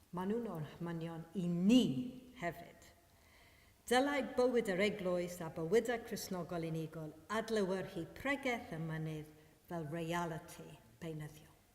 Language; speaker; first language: Welsh; non-native, fluent; Maltese